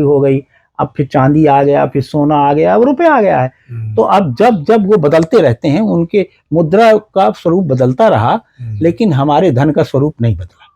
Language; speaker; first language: Hindi; native; Hindi